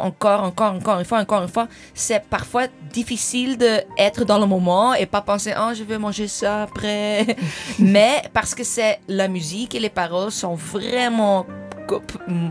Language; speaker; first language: French; non-native, fluent; English